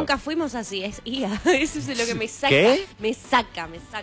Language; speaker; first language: Spanish; native; Spanish